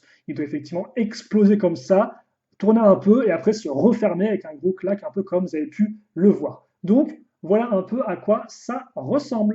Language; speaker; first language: French; native; French